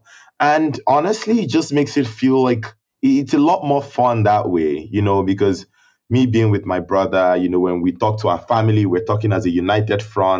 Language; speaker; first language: English; non-native, local second language; Igbo